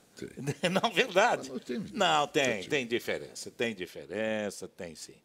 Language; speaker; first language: Portuguese; native; Portuguese